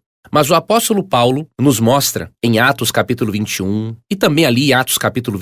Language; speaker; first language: Portuguese; native; Portuguese